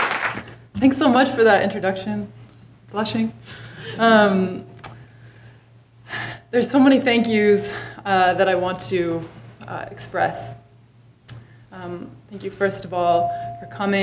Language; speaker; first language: English; native; English